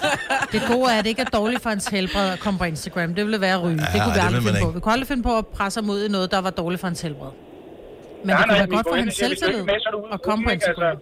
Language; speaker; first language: Danish; native; Danish